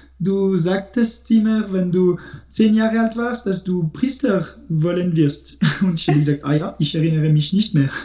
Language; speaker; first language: German; non-native, local second language; French